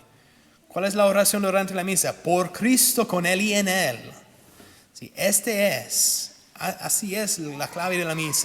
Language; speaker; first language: Spanish; non-native, fluent; English